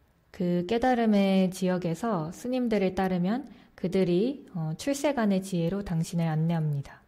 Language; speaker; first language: Korean; native; Korean